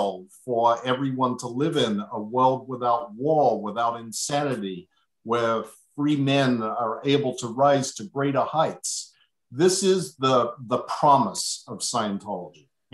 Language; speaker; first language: English; native; English